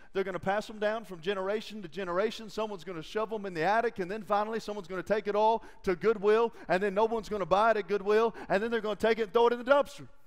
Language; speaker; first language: English; native; English